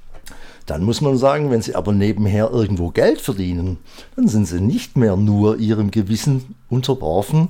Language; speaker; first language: German; native; German